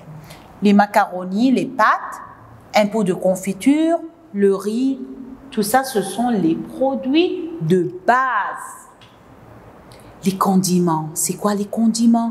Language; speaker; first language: French; non-native, local second language; Arabic